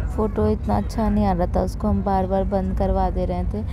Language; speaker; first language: Hindi; native; Hindi